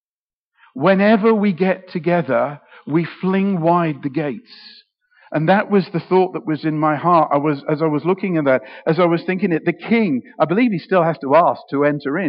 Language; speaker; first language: English; native; English